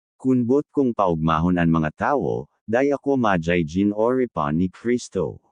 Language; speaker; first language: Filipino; non-native, local second language; Bikol